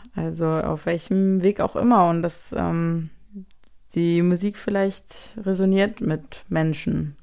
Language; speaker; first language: German; native; German